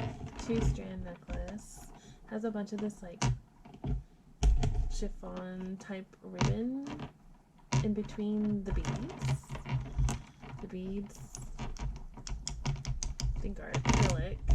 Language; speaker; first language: English; native; English